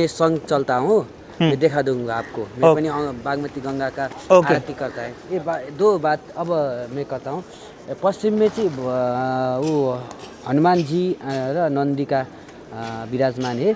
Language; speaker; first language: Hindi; non-native, learner; Nepali